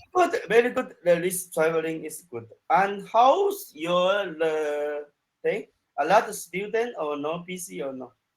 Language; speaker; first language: English; non-native, learner; Chinese